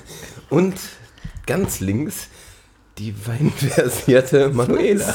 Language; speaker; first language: German; native; German